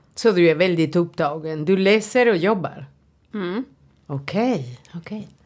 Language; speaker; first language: Swedish; non-native, fluent; Spanish